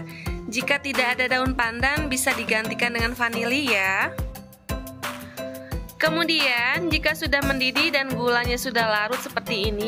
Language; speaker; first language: Indonesian; native; Indonesian